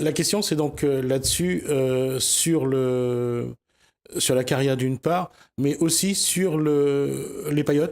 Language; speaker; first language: French; native; French